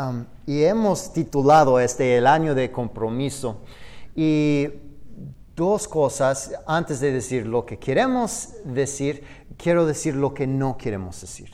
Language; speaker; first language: Spanish; non-native, fluent; English